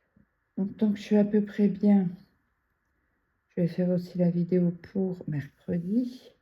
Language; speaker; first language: French; native; French